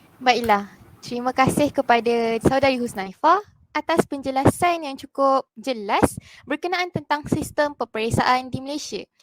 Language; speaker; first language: Malay; native; Malay